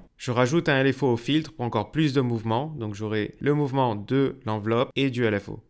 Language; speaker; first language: French; native; French